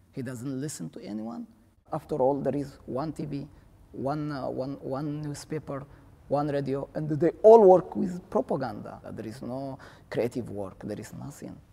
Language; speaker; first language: English; non-native, fluent; Tigrinya